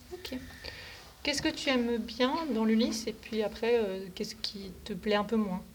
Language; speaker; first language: French; native; French